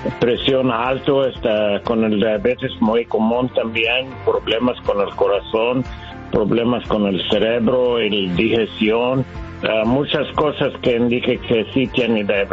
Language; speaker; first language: Spanish; non-native, learner; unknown